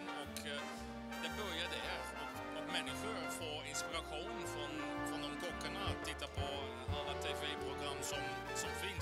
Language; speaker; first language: Swedish; non-native, fluent; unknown